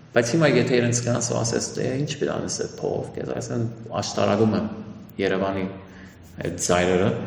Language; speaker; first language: Armenian; early bilingual, heritage; Armenian